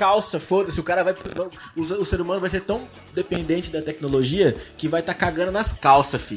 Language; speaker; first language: Portuguese; native; Portuguese